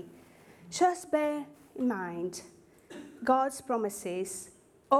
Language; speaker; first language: English; non-native, fluent; Portuguese